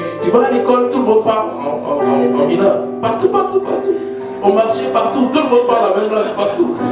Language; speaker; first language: French; non-native, local second language; Haitian Creole